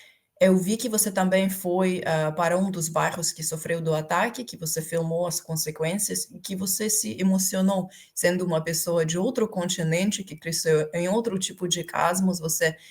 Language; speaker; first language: Portuguese; non-native, fluent; Ukrainian